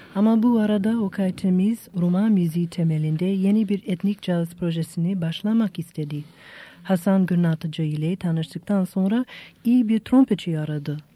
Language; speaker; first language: Turkish; non-native, fluent; English